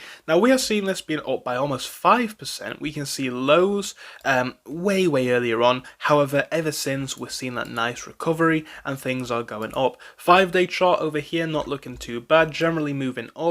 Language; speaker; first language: English; native; English